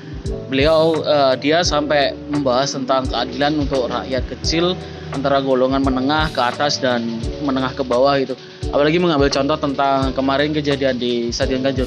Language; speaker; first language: Indonesian; native; Indonesian